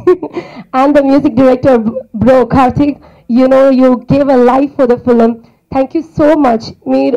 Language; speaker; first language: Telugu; non-native, learner; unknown